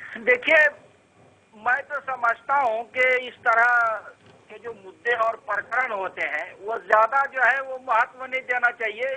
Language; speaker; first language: Hindi; native; Hindi